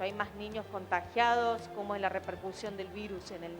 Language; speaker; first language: Spanish; native; Spanish